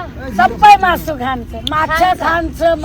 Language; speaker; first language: Nepali; non-native, learner; Hindi